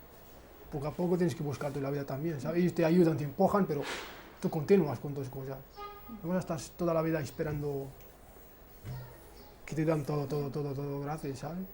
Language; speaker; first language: Spanish; non-native, fluent; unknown